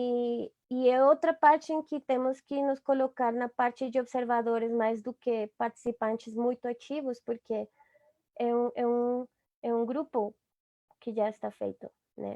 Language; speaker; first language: Portuguese; non-native, fluent; Spanish